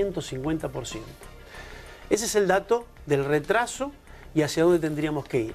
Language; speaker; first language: Spanish; native; Spanish